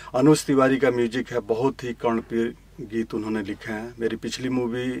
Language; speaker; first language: Hindi; native; Hindi